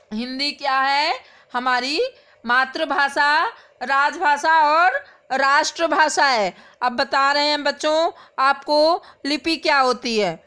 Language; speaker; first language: Hindi; native; Hindi